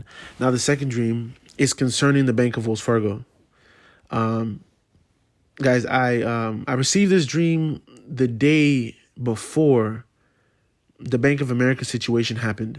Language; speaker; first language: English; native; English